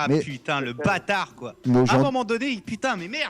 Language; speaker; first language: French; native; French